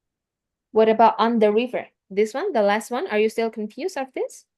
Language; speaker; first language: English; non-native, fluent; Indonesian